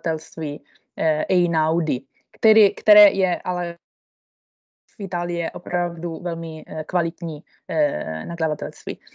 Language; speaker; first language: Czech; non-native, fluent; Italian